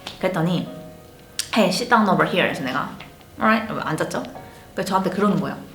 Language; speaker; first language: Korean; native; Korean